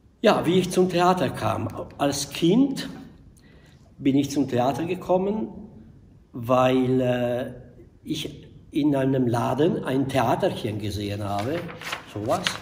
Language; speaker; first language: German; non-native, fluent; Italian